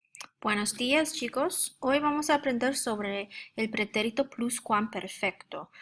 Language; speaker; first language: Spanish; non-native, fluent; English